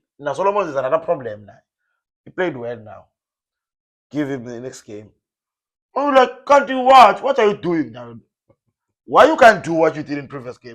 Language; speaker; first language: English; non-native, local second language; Zulu